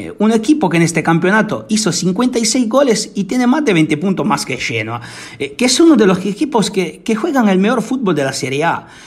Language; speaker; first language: Spanish; non-native, fluent; Italian